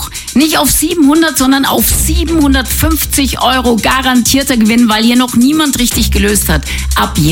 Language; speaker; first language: German; native; German